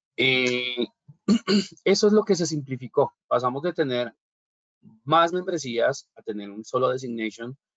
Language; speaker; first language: Spanish; native; Spanish